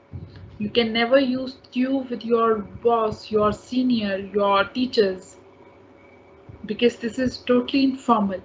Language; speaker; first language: English; non-native, local second language; Hindi